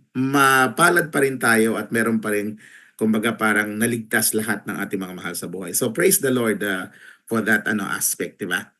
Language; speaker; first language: Filipino; native; Filipino